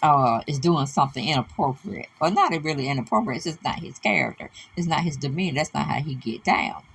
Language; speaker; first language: English; native; English